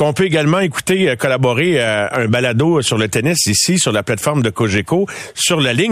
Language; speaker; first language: French; native; French